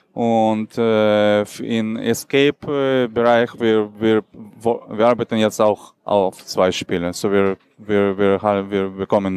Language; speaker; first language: German; non-native, learner; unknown